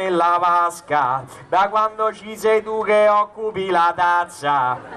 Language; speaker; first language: Italian; native; Italian